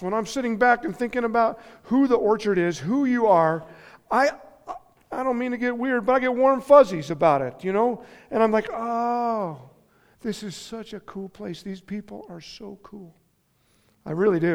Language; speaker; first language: English; native; English